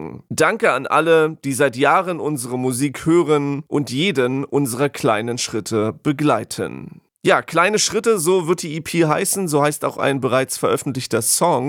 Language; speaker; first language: German; native; German